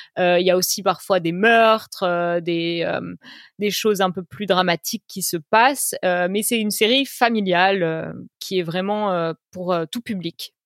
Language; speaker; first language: French; native; French